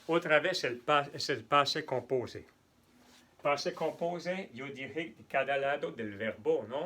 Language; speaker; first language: Spanish; non-native, fluent; French